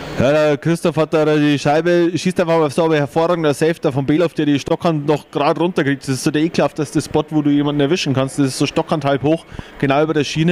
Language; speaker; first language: German; native; German